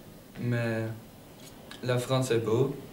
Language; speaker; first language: French; non-native, learner; Dutch